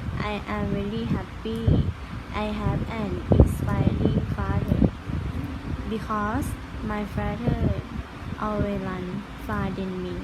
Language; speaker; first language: English; non-native, learner; Thai